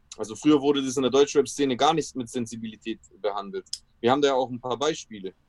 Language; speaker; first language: German; early bilingual, other home language; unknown